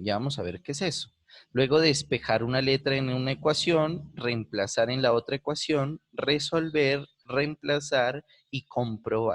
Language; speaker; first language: Spanish; native; Spanish